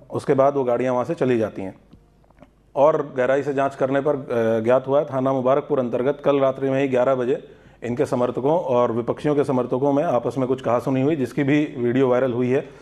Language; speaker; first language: Hindi; native; Hindi